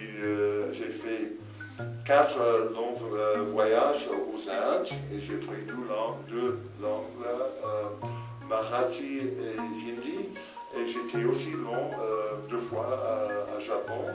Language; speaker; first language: French; non-native, fluent; English